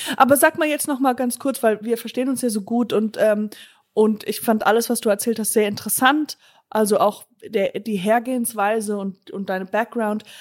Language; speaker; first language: German; non-native, fluent; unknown